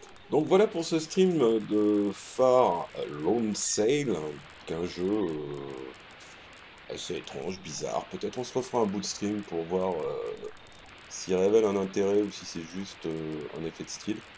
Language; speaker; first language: French; native; French